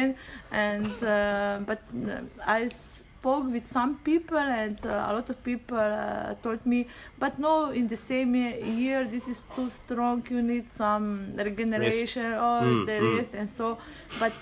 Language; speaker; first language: English; non-native, learner; Slovenian